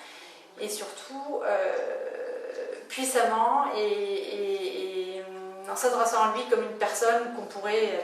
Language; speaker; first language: French; native; French